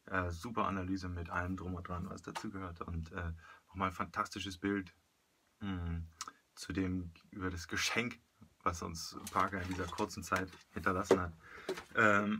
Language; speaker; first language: German; native; German